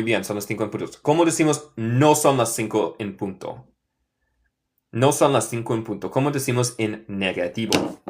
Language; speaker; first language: Spanish; non-native, fluent; English